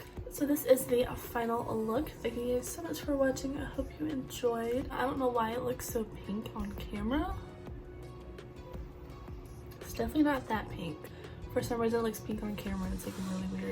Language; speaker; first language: English; native; English